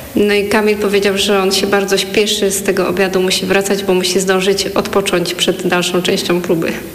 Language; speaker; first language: Polish; native; Polish